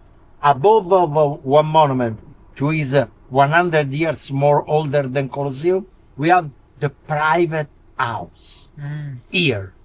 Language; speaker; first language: English; non-native, learner; Italian